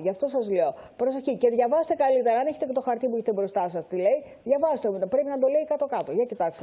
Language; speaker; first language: Greek; native; Greek